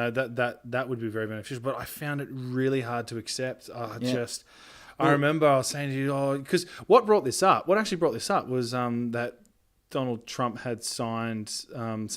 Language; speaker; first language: English; native; English